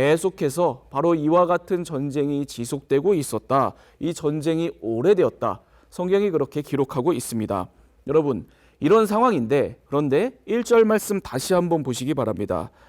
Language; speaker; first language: Korean; native; Korean